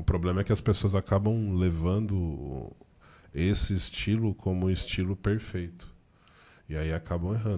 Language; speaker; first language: Portuguese; native; Portuguese